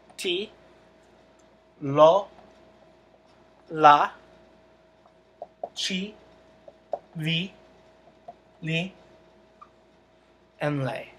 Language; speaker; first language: Italian; non-native, fluent; English